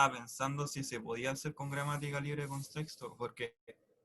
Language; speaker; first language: Spanish; native; Spanish